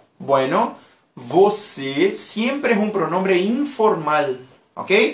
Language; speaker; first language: Spanish; non-native, fluent; Portuguese